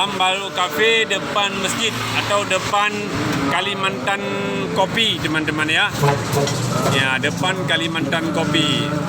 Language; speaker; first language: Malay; non-native, local second language; Achinese